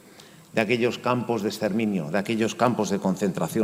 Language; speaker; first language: Spanish; native; Spanish